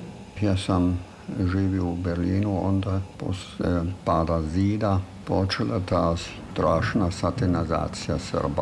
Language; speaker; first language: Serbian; non-native, fluent; German